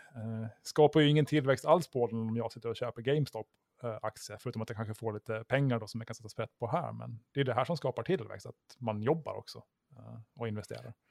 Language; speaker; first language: Swedish; native; Swedish